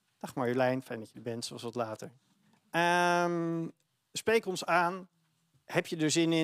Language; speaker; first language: Dutch; native; Dutch